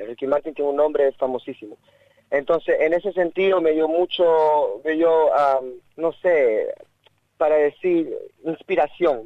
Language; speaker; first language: Spanish; early bilingual, heritage; Spanish